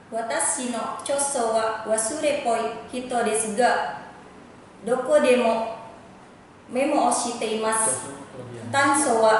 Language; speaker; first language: Japanese; non-native, learner; Indonesian